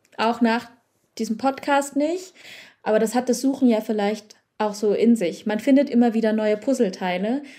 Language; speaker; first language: German; native; German